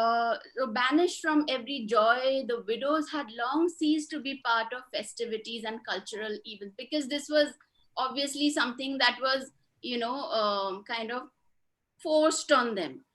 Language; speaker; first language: English; non-native, local second language; Hindi